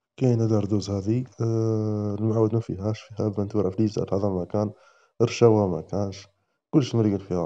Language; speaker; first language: Arabic; native; Arabic